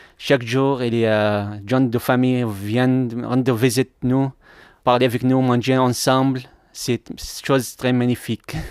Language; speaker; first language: French; non-native, learner; Arabic